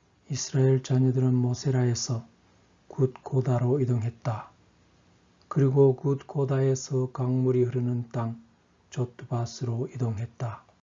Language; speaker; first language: Korean; native; Korean